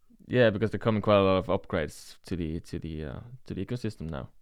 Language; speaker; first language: English; non-native, fluent; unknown